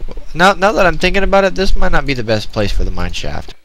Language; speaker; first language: English; native; English